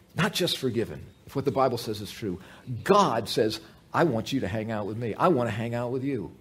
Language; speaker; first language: English; native; English